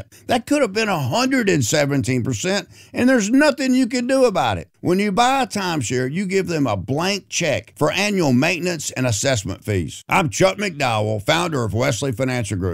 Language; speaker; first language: English; native; English